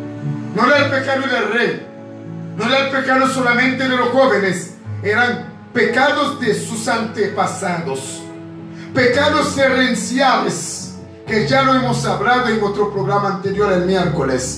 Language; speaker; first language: Spanish; native; Spanish